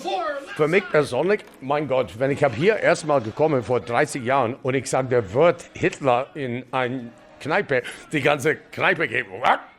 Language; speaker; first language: German; non-native, learner; English